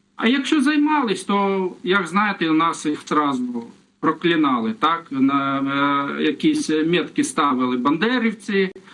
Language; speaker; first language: Ukrainian; non-native, local second language; Russian